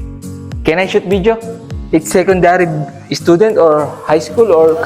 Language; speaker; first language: English; non-native, learner; Filipino